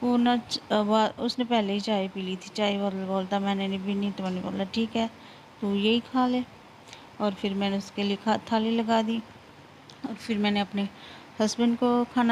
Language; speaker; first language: Hindi; non-native, local second language; Punjabi